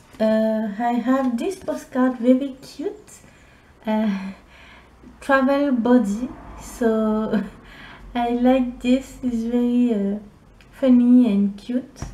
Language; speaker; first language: English; non-native, learner; French